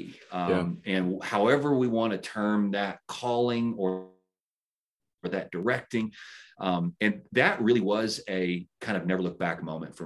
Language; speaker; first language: English; native; English